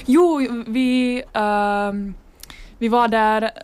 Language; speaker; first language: Swedish; non-native, local second language; Finnish